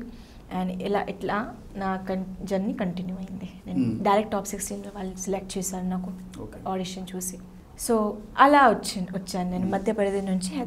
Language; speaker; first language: Telugu; non-native, learner; Hindi